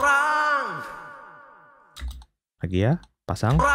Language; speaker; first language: Indonesian; native; Indonesian